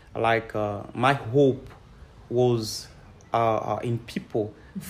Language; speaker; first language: English; non-native, fluent; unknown